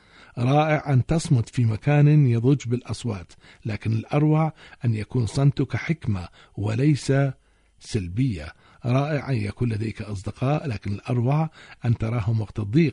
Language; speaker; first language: Arabic; native; Arabic